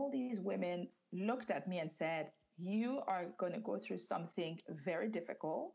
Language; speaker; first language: English; non-native, fluent; French